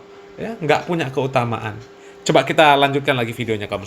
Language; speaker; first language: Indonesian; native; Indonesian